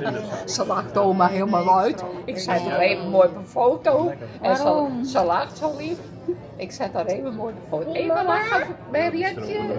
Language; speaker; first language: Dutch; native; Dutch